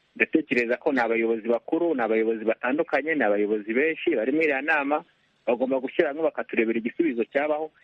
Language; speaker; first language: Kinyarwanda; native; Kinyarwanda